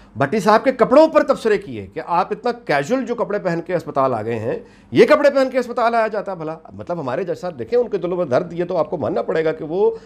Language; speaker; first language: Urdu; native; Urdu